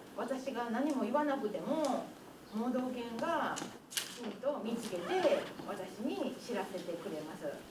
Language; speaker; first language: Japanese; native; Japanese